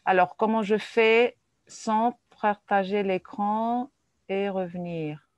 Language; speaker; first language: French; non-native, fluent; Spanish